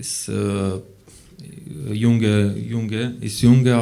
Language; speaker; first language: German; non-native, learner; Romanian